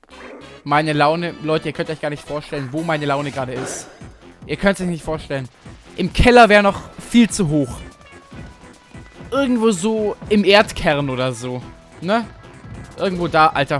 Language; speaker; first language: German; native; German